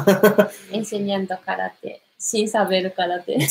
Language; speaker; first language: Spanish; non-native, learner; Japanese